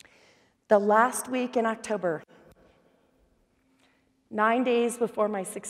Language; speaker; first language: English; native; English